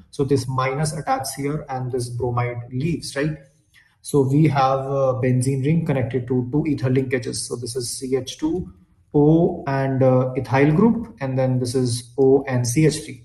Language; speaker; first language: English; non-native, local second language; Hindi